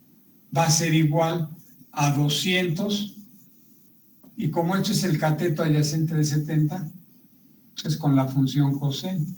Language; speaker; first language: Spanish; native; Spanish